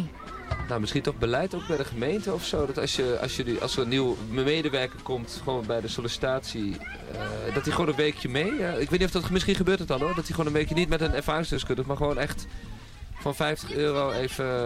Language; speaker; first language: Dutch; native; Dutch